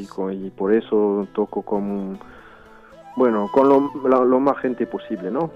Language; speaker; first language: Spanish; early bilingual, heritage; French